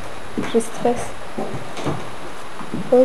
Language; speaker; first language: French; native; French